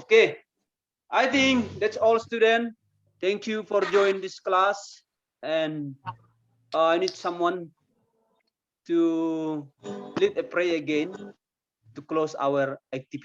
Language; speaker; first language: English; non-native, fluent; Indonesian